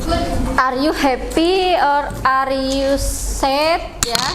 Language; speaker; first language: English; non-native, fluent; Indonesian